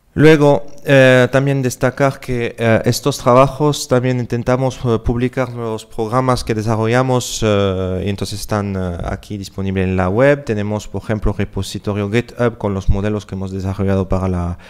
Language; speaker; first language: Spanish; non-native, fluent; French